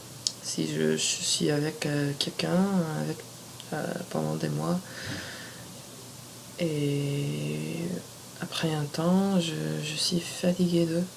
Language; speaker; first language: French; non-native, fluent; English